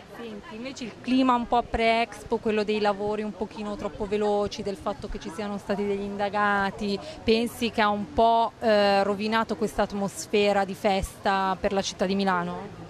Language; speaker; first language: Italian; native; Italian